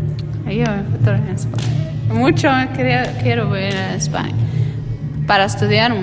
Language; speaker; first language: Spanish; non-native, learner; Arabic